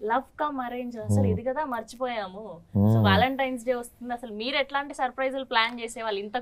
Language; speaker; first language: Telugu; native; Telugu